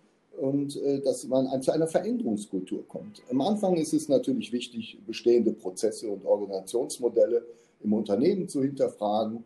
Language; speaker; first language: German; native; German